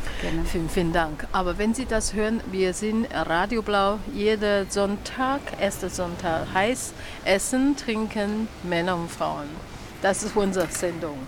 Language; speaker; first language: German; non-native, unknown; Chinese